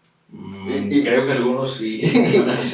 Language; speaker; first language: Spanish; native; Spanish